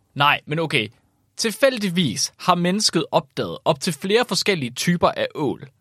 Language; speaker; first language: Danish; native; Danish